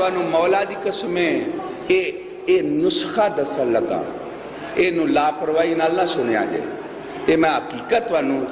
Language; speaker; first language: Urdu; non-native, local second language; Punjabi